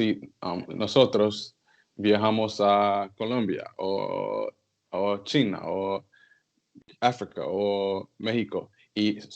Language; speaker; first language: Spanish; non-native, learner; English